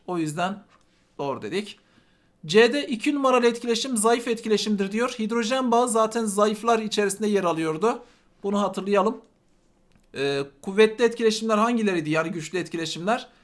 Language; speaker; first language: Turkish; native; Turkish